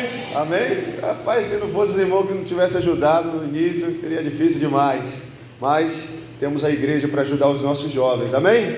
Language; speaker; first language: Portuguese; native; Portuguese